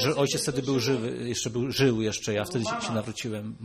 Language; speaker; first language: Polish; non-native, learner; Russian